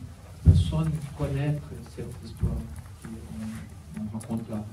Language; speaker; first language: French; non-native, learner; Portuguese